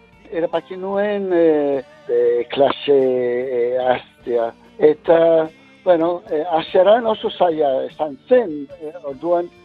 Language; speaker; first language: Basque; non-native, learner; English